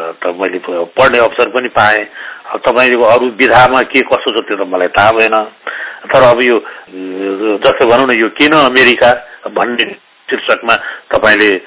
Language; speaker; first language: Nepali; non-native, local second language; Newari